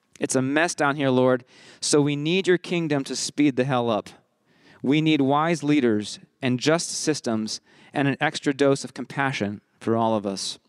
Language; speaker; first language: English; early bilingual, heritage; English